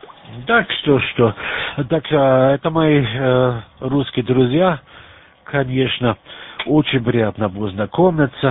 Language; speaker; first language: Russian; non-native, learner; German